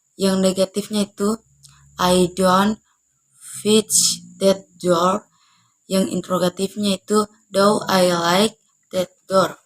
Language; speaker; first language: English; non-native, learner; Indonesian